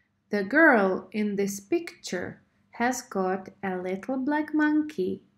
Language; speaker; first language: English; non-native, fluent; Czech